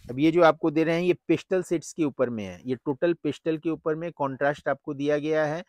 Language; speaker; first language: Hindi; non-native, local second language; Bangla